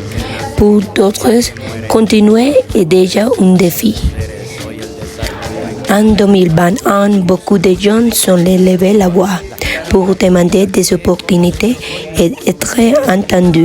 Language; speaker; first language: French; non-native, learner; Spanish